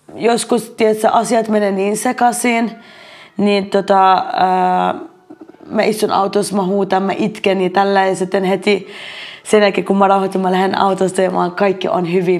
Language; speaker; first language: Finnish; non-native, fluent; Arabic